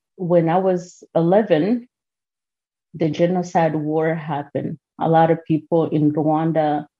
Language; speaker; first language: English; non-native, local second language; Kinyarwanda